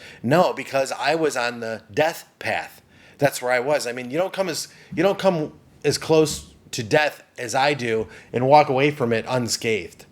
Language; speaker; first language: English; native; English